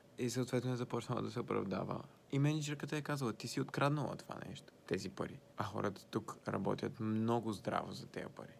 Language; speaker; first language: Bulgarian; native; Bulgarian